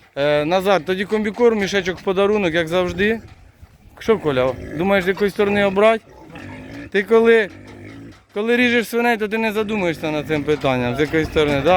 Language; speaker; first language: Ukrainian; native; Ukrainian